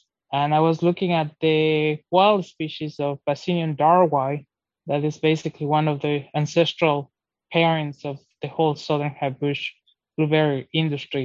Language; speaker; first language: English; non-native, fluent; Spanish